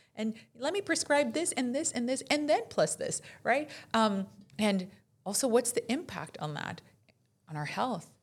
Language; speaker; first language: English; non-native, fluent; Spanish